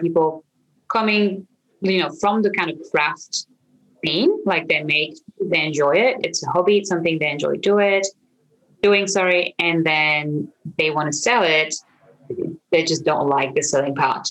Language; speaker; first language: English; non-native, fluent; French